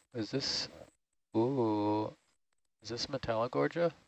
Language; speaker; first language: English; native; English